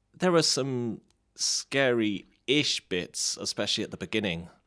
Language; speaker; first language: English; native; English